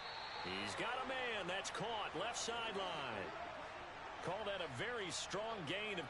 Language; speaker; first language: English; native; English